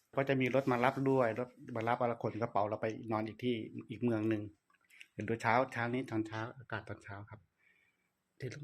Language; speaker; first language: Thai; native; Thai